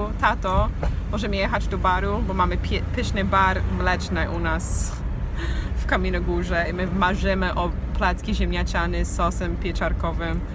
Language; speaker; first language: Polish; non-native, fluent; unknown